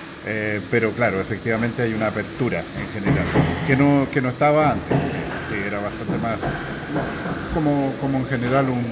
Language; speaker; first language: Spanish; native; Spanish